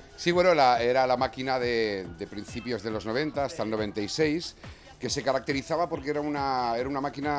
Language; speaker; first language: Spanish; native; Spanish